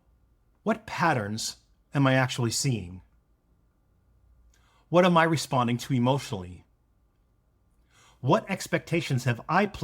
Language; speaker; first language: English; native; English